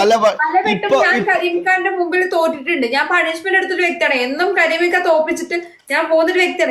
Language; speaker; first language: Malayalam; native; Malayalam